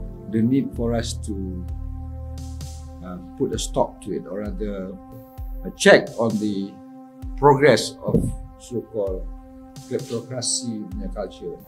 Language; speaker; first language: English; non-native, local second language; Malay